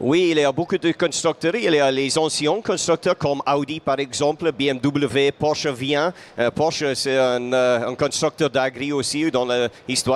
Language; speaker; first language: French; non-native, fluent; English